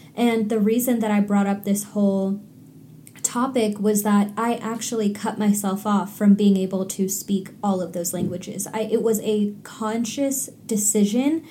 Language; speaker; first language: English; native; English